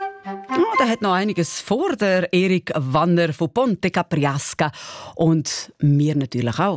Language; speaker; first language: German; native; German